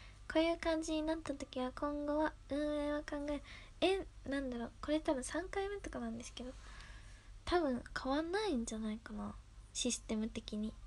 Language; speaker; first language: Japanese; native; Japanese